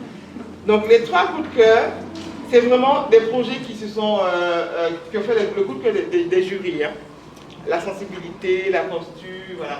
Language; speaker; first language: French; native; French